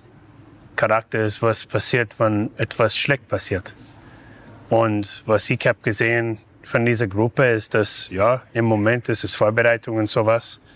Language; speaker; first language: German; non-native, fluent; English